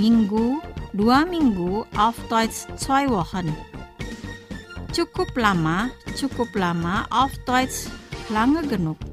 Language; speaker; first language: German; non-native, fluent; Indonesian